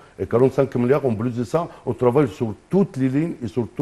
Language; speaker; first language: French; non-native, fluent; Arabic